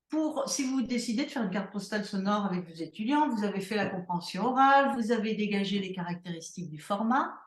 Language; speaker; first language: French; native; French